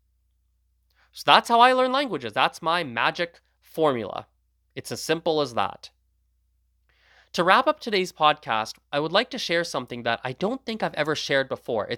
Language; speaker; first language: English; early bilingual, other home language; Gujarati